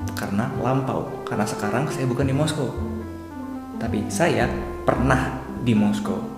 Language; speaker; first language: Indonesian; native; Indonesian